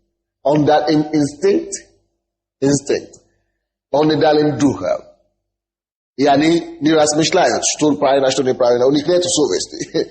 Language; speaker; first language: Russian; non-native, fluent; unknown